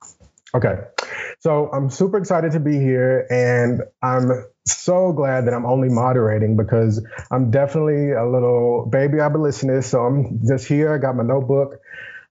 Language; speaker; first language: English; native; English